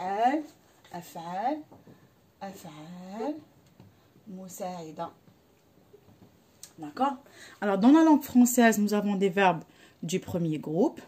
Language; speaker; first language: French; non-native, local second language; Arabic